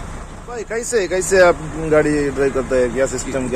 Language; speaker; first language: Hindi; non-native, local second language; Malayalam